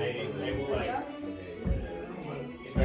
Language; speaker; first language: English; non-native, learner; Spanish